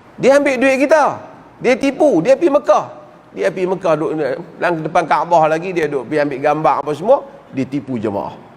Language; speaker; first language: Malay; native; Malay